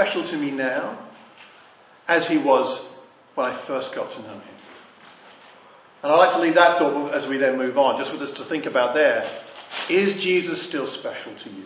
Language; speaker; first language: English; native; English